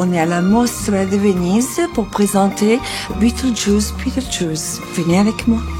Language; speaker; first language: French; non-native, fluent; Italian